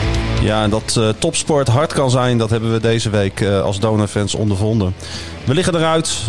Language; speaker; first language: Dutch; native; Dutch